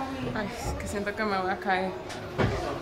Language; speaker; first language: Spanish; native; Spanish